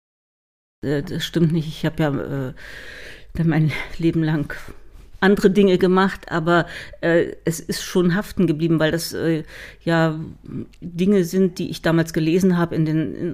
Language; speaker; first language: German; native; German